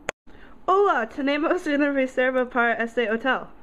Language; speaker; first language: Spanish; non-native, learner; English